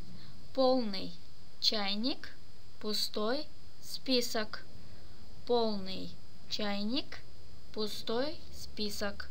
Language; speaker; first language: Russian; non-native, fluent; Turkish